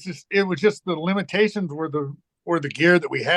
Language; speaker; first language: English; native; English